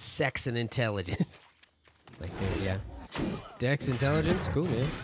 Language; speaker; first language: English; native; English